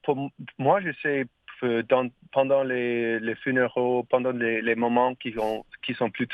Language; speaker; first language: French; non-native, learner; English